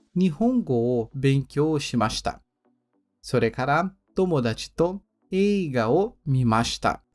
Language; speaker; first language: Japanese; non-native, learner; Portuguese